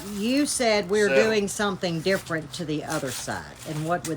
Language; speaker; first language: English; native; English